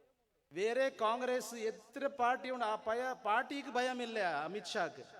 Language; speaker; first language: Malayalam; non-native, learner; Urdu